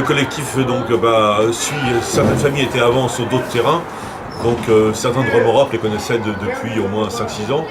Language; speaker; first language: French; native; French